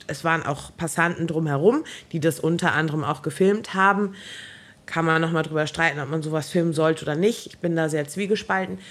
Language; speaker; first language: German; native; German